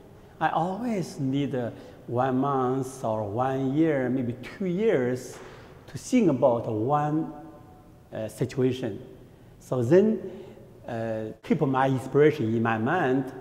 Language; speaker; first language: English; non-native, learner; Chinese